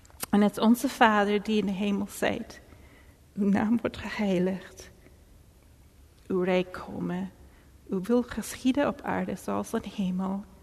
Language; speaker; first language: Dutch; early bilingual, heritage; Dutch